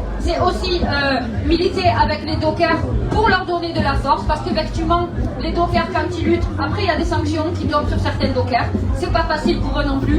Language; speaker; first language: French; native; French